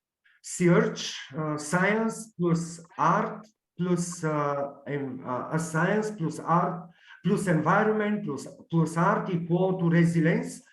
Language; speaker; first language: English; non-native, learner; Bulgarian